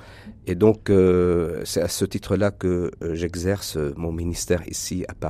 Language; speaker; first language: French; non-native, local second language; Arabic